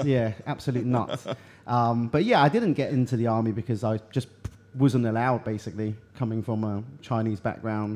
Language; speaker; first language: English; early bilingual, other home language; Cantonese